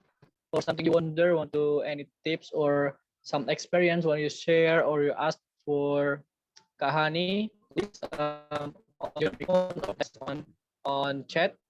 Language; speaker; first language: English; non-native, learner; Indonesian